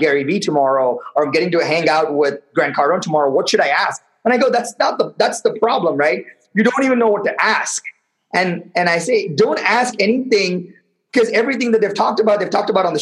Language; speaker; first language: English; non-native, local second language; Tamil